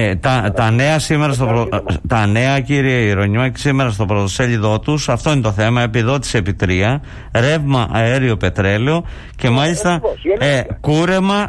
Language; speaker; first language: Greek; native; Greek